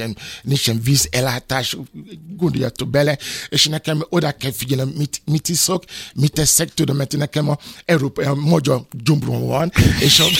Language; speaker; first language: Hungarian; non-native, fluent; Yoruba